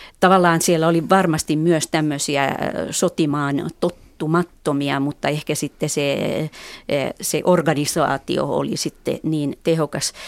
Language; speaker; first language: Finnish; native; Finnish